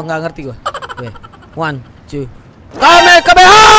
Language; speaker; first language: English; non-native, learner; Indonesian